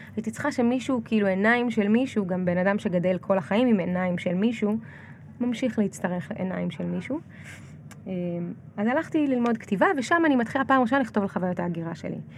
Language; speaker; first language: Hebrew; early bilingual, other home language; Russian